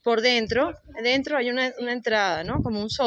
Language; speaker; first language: Spanish; native; Spanish